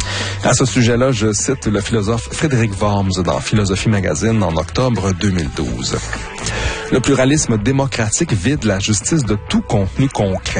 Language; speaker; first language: French; native; French